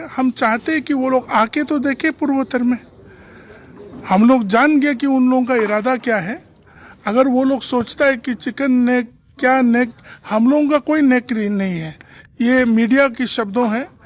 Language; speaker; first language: Hindi; non-native, local second language; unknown